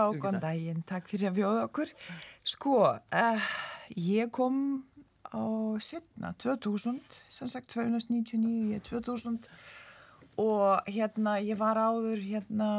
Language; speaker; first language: Icelandic; non-native, fluent; Lithuanian